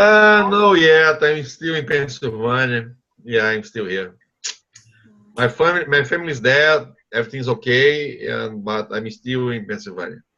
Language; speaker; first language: English; non-native, fluent; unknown